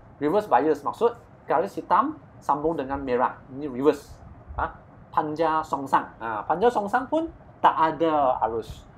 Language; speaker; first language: Malay; non-native, local second language; Chinese